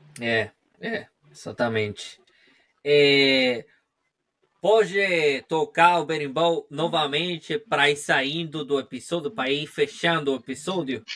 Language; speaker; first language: Portuguese; non-native, learner; Spanish